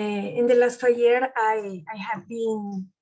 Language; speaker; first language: English; non-native, learner; Spanish